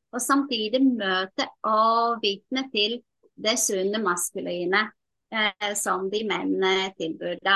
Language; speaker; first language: Norwegian; non-native, fluent; Latvian